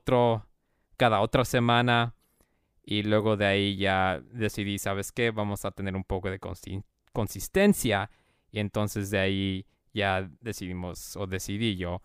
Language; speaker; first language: Spanish; early bilingual, heritage; Spanish